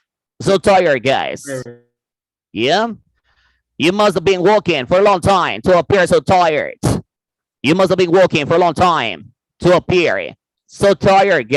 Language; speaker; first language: English; non-native, fluent; Spanish